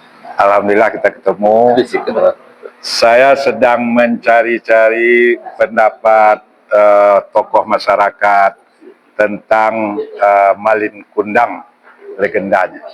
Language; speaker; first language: Indonesian; non-native, local second language; Minangkabau